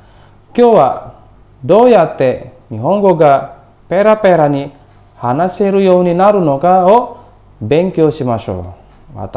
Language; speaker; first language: Japanese; non-native, fluent; Indonesian